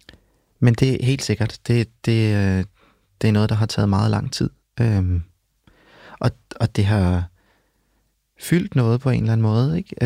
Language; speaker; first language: Danish; early bilingual, other home language; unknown